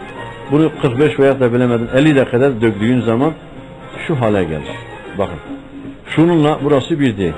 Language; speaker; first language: Turkish; native; Turkish